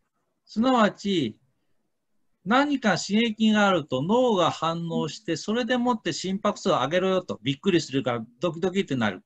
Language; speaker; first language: Japanese; native; Japanese